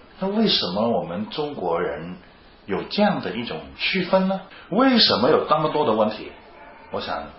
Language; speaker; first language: Chinese; non-native, fluent; Cantonese